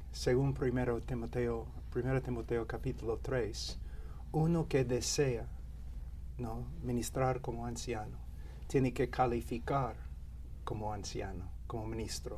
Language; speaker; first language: Spanish; non-native, fluent; English